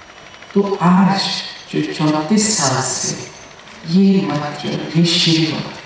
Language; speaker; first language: Hindi; native; Hindi